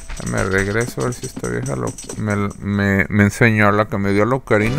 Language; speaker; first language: Spanish; native; Spanish